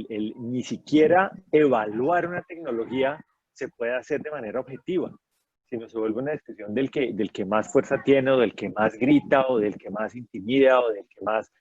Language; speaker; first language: Spanish; native; Spanish